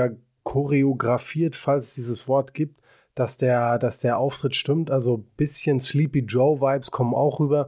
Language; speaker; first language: German; native; German